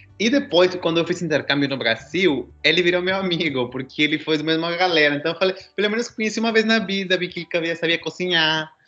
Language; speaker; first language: Portuguese; non-native, fluent; Spanish